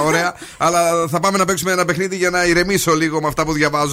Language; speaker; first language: Greek; native; Greek